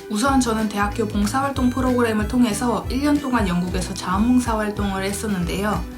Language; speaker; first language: Korean; native; Korean